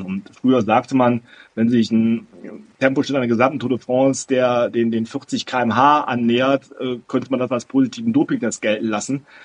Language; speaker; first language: German; native; German